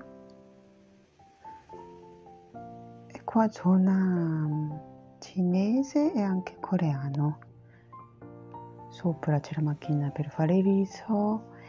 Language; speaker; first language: Italian; non-native, learner; Japanese